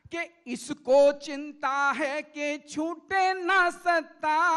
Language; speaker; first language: Hindi; native; Hindi